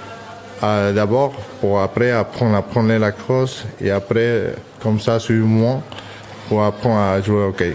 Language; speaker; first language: French; non-native, fluent; Spanish